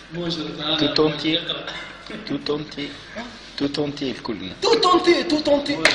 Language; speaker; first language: French; non-native, local second language; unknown